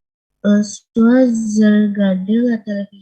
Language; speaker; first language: French; non-native, learner; Indonesian